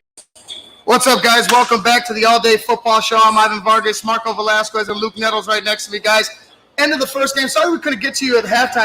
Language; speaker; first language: English; native; English